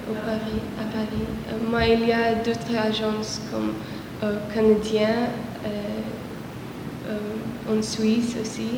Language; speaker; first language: French; non-native, learner; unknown